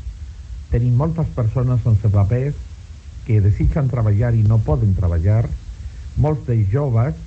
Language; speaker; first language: Catalan; non-native, local second language; Spanish